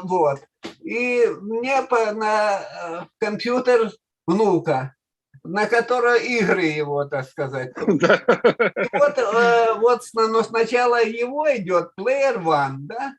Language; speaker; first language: Russian; native; Russian